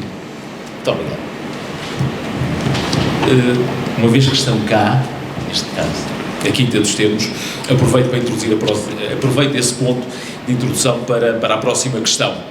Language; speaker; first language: Portuguese; native; Portuguese